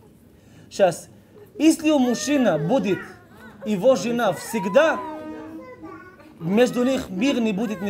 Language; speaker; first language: Russian; early bilingual, heritage; Hebrew